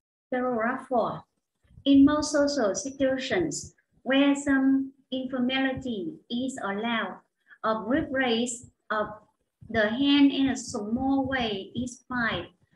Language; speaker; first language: English; non-native, fluent; Vietnamese